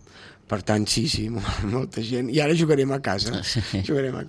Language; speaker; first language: Catalan; native; Catalan